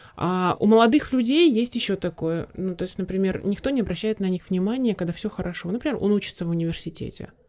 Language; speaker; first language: Russian; native; Russian